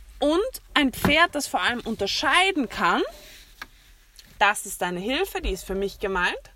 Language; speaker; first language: German; native; German